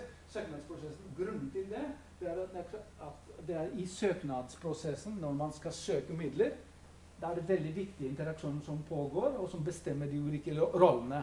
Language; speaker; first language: Norwegian; non-native, fluent; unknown